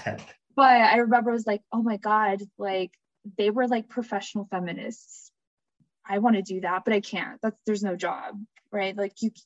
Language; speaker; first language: English; native; English